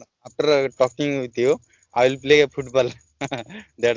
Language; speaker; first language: English; non-native, learner; Odia